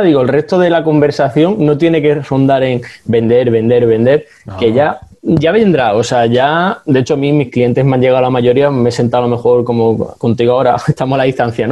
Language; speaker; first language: Spanish; native; Spanish